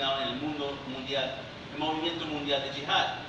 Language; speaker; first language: Spanish; early bilingual, heritage; Spanish